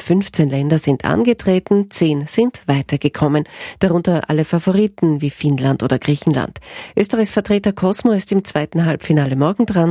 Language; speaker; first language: German; native; German